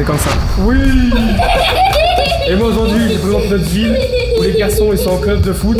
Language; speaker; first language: French; native; French